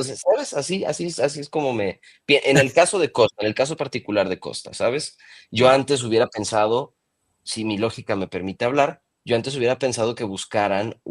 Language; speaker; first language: Spanish; native; Spanish